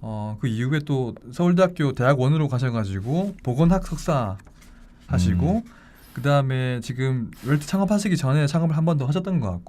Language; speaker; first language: Korean; native; Korean